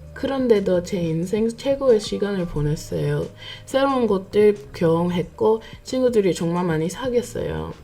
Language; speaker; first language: Korean; non-native, fluent; English